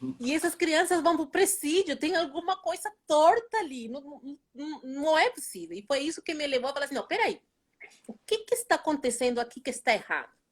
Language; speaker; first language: Portuguese; non-native, fluent; Spanish